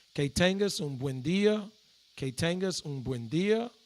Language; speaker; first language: Spanish; non-native, learner; English